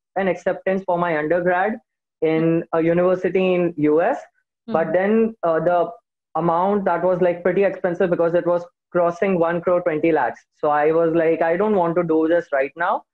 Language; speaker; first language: English; non-native, local second language; Hindi